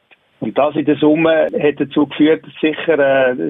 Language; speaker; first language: German; native; German